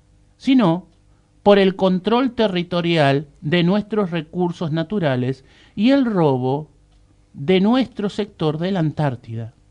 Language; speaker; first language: Spanish; native; Spanish